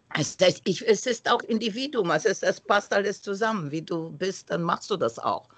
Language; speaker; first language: German; non-native, fluent; Romanian